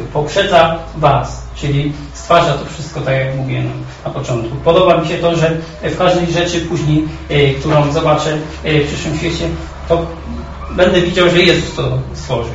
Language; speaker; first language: Polish; native; Polish